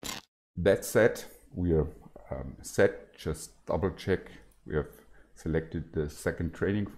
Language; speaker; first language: English; non-native, fluent; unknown